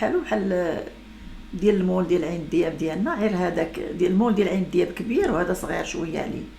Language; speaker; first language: Arabic; native; Arabic